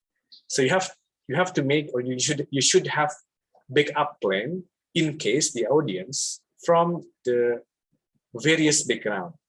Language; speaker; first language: English; non-native, fluent; Indonesian